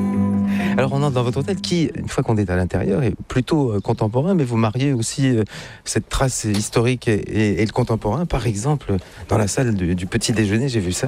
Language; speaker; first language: French; native; French